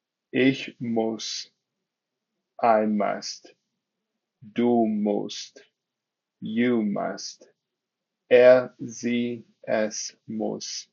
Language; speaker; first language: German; non-native, fluent; English